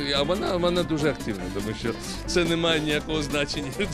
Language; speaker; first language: Ukrainian; non-native, learner; Georgian